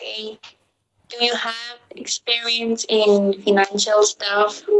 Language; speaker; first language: English; non-native, learner; Spanish